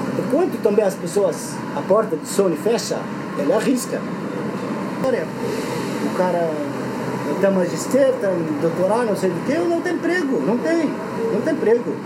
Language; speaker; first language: Portuguese; non-native, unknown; Arabic